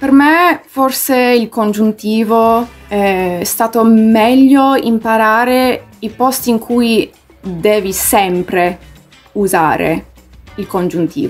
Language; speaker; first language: Italian; early bilingual, heritage; English